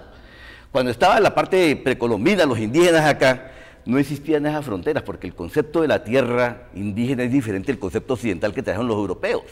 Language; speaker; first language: Spanish; native; Spanish